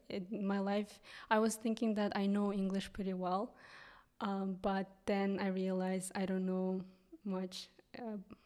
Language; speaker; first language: English; non-native, fluent; Kyrgyz